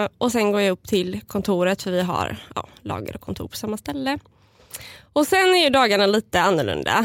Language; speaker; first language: Swedish; early bilingual, other home language; Bulgarian